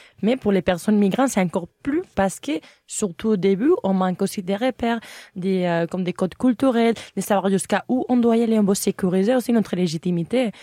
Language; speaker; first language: French; non-native, fluent; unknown